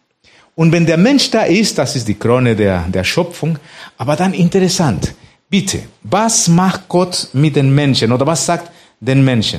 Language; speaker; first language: German; non-native, fluent; Spanish